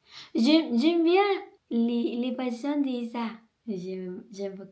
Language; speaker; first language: French; non-native, learner; Spanish